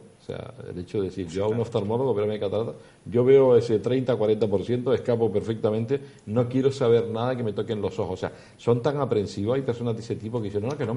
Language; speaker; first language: Spanish; native; Spanish